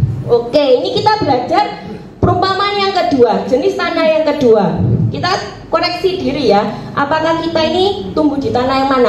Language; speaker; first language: Indonesian; native; Indonesian